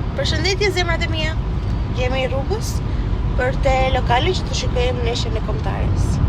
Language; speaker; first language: Albanian; early bilingual, heritage; Albanian